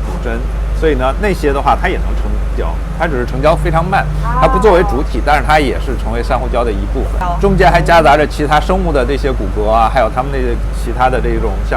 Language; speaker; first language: Chinese; native; Chinese